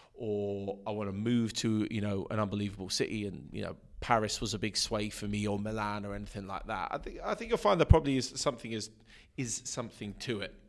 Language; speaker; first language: English; native; English